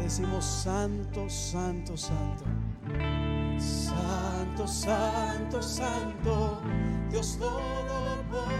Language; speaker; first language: Spanish; native; Spanish